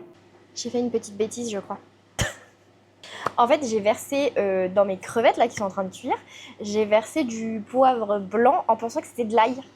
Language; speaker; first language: French; native; French